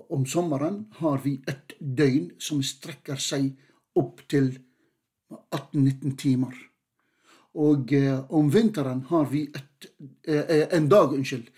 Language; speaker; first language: Norwegian; non-native, fluent; Arabic